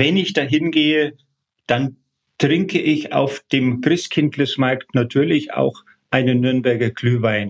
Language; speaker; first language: German; native; German